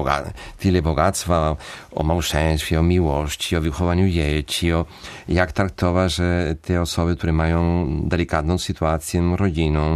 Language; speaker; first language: Polish; non-native, fluent; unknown